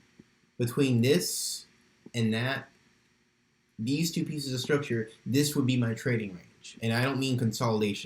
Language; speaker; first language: English; native; English